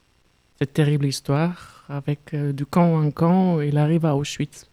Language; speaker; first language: French; non-native, fluent; German